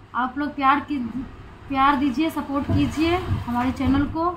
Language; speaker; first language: Hindi; native; Hindi